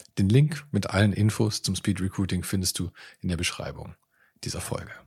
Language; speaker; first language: German; native; German